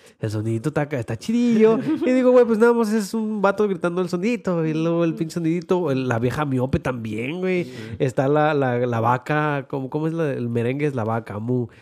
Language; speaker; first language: Spanish; early bilingual, heritage; Spanish